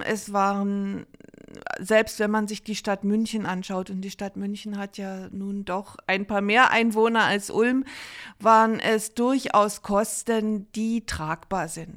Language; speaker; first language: German; native; German